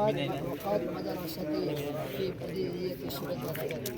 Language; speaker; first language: Arabic; non-native, learner; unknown